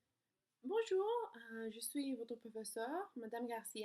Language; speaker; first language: French; non-native, fluent; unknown